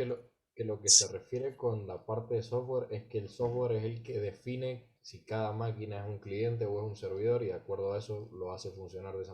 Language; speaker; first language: Spanish; native; Spanish